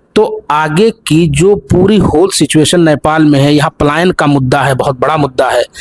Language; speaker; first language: Hindi; native; Hindi